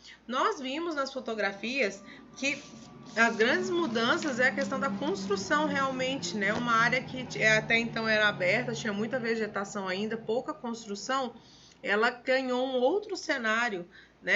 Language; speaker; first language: Portuguese; native; Portuguese